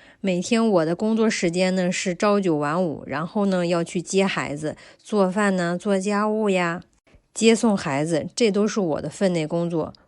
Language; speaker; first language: Chinese; native; Chinese